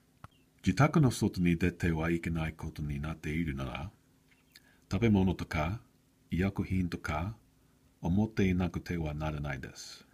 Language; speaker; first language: Japanese; non-native, learner; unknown